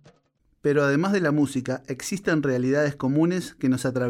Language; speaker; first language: Spanish; native; Spanish